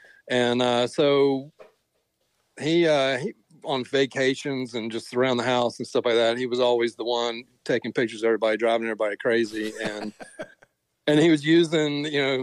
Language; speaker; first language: English; native; English